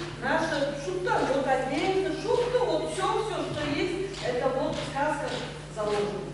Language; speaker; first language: Russian; non-native, local second language; Tuvinian